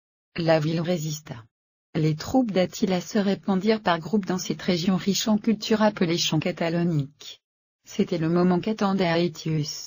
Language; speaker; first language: French; native; French